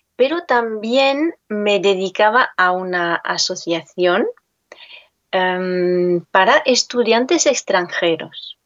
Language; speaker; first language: Spanish; non-native, fluent; French